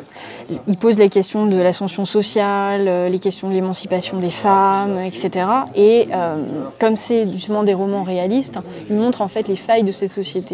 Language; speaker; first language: French; native; French